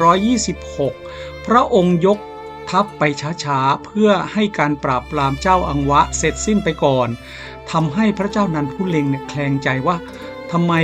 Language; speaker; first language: Thai; native; Thai